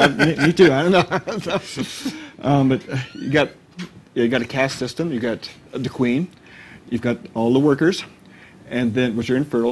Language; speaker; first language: English; native; English